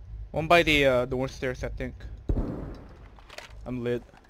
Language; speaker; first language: English; early bilingual, other home language; Korean